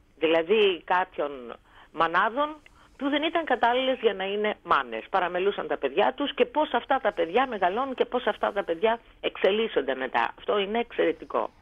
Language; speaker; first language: Greek; native; Greek